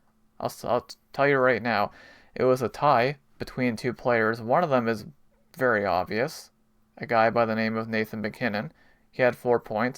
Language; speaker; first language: English; native; English